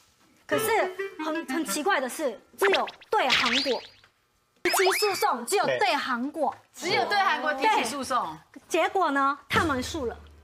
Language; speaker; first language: Chinese; non-native, fluent; Korean